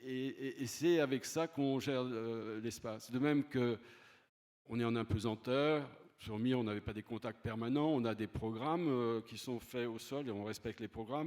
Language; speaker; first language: French; native; French